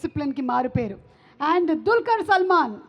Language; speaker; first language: Telugu; native; Telugu